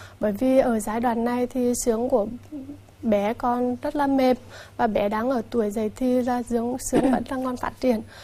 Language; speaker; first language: Vietnamese; native; Vietnamese